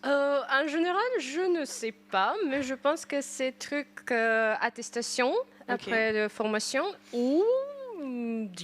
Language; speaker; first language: French; non-native, learner; Ukrainian